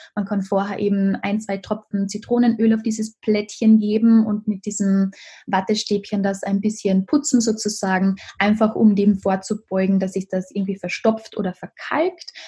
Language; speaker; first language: German; native; German